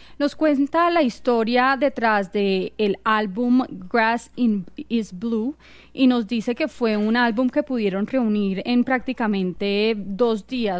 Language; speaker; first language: Spanish; native; Spanish